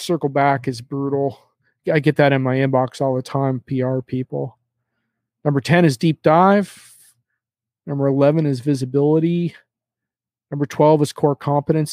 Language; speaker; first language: English; native; English